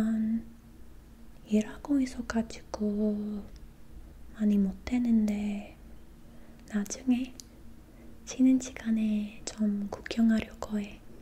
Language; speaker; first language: Korean; non-native, learner; English